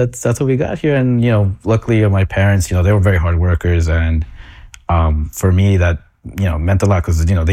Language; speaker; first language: English; non-native, local second language; Spanish